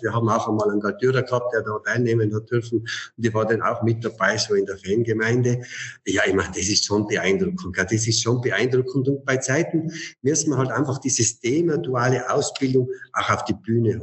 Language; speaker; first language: German; native; German